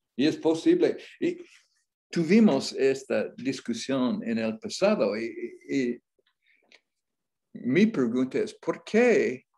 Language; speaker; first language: Spanish; non-native, learner; English